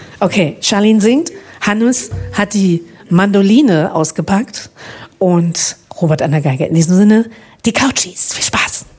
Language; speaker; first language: German; native; German